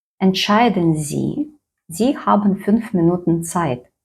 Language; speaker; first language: German; non-native, fluent; Ukrainian